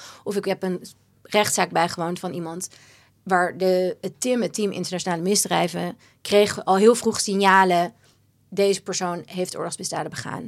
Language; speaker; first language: Dutch; native; Dutch